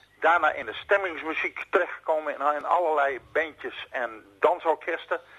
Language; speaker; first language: Dutch; native; Dutch